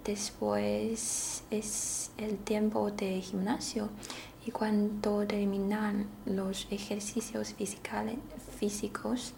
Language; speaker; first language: Spanish; non-native, learner; Chinese